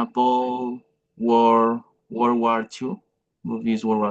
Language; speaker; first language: English; non-native, learner; Spanish